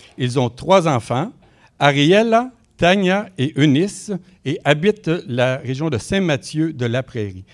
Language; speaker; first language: French; native; French